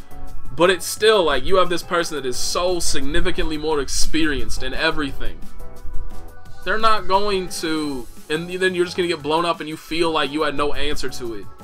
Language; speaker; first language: English; native; English